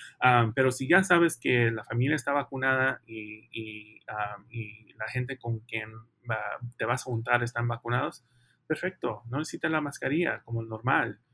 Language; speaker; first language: Spanish; early bilingual, heritage; Spanish